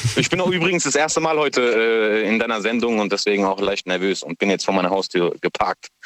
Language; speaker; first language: German; native; German